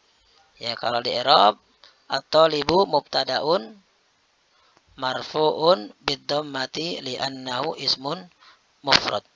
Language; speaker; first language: Arabic; non-native, fluent; Indonesian